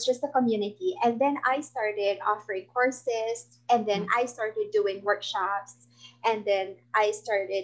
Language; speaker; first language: English; non-native, local second language; Filipino